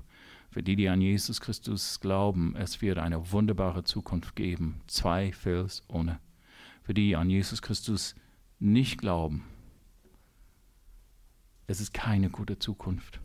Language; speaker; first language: German; non-native, fluent; English